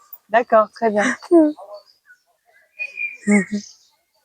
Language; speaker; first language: French; native; French